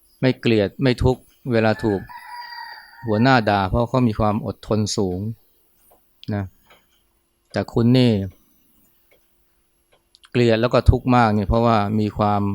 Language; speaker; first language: Thai; native; Thai